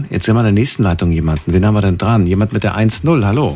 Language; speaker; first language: German; native; German